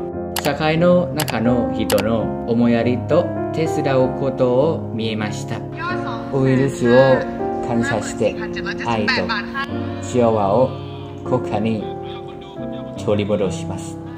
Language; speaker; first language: Japanese; non-native, learner; Thai